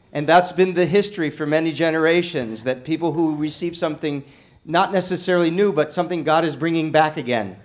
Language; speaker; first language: English; native; English